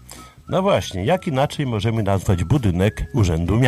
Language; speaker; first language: Polish; native; Polish